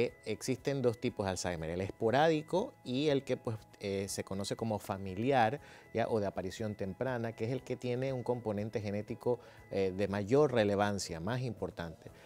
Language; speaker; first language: Spanish; native; Spanish